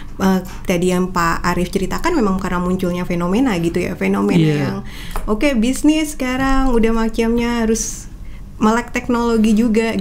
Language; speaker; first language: Indonesian; native; Indonesian